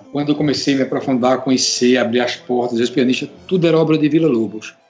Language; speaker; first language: Portuguese; native; Portuguese